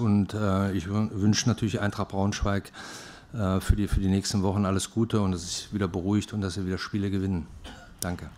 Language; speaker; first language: German; native; German